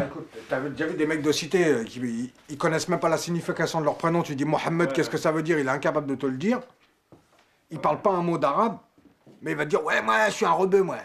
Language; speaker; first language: French; early bilingual, other home language; Arabic